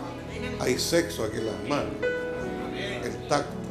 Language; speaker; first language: Spanish; native; Spanish